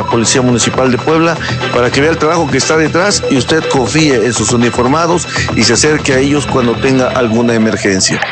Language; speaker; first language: Spanish; native; Spanish